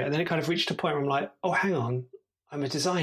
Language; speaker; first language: English; native; English